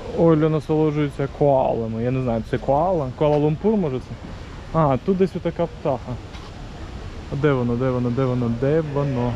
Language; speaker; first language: Ukrainian; non-native, local second language; Russian